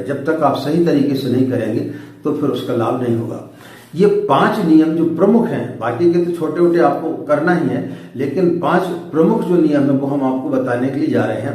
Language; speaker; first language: Hindi; native; Hindi